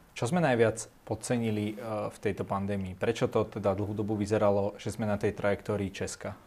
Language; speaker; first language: Slovak; native; Slovak